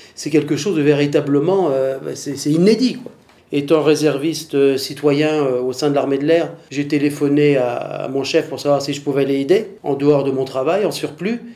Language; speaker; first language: French; non-native, fluent; Vietnamese